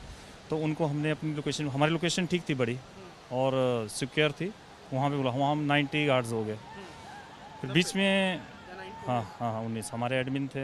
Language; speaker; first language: Hindi; native; Hindi